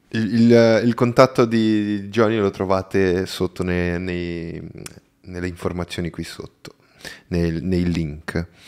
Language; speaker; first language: Italian; native; Italian